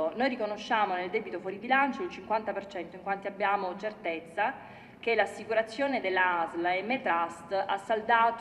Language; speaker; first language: Italian; native; Italian